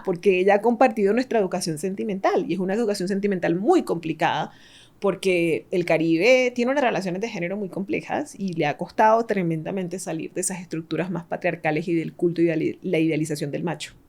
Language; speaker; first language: Spanish; native; Spanish